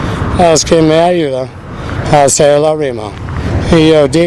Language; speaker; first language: Spanish; non-native, fluent; English